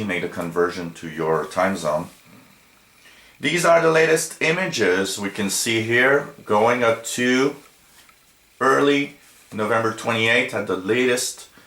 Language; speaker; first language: English; non-native, local second language; French